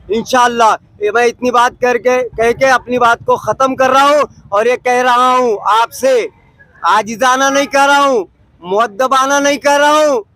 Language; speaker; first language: Hindi; non-native, local second language; Urdu